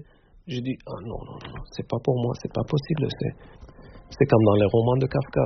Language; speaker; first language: French; non-native, fluent; Turkish